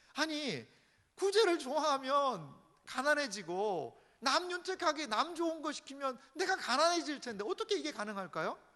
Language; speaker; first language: Korean; native; Korean